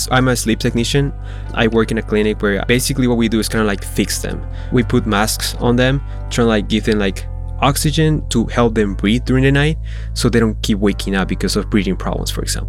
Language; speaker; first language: English; non-native, fluent; Spanish